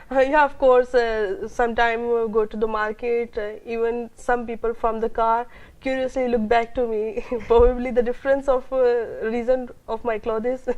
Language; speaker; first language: English; non-native, local second language; Urdu